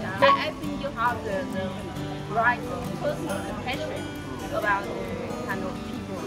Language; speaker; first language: English; non-native, fluent; Vietnamese